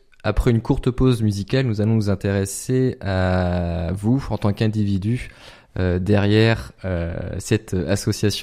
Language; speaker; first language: French; native; French